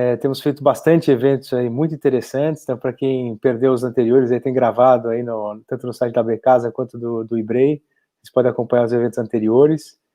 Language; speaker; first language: Portuguese; native; Portuguese